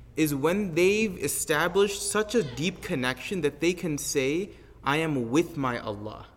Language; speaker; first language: English; native; English